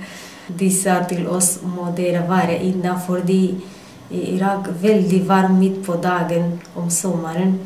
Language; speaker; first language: Norwegian; non-native, learner; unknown